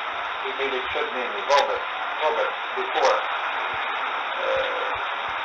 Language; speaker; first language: Polish; non-native, learner; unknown